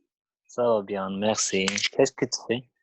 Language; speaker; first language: French; non-native, learner; Kurdish